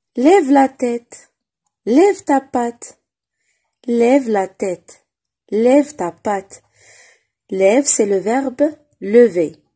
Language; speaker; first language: French; non-native, local second language; Arabic